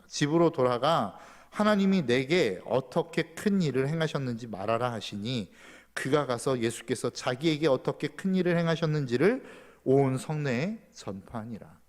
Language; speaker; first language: Korean; native; Korean